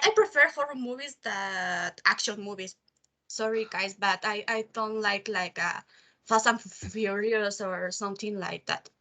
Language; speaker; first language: English; non-native, learner; Spanish